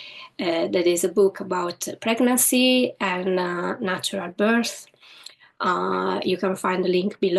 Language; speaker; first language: English; non-native, fluent; Italian